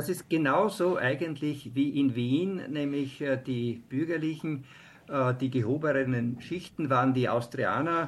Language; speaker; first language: German; native; German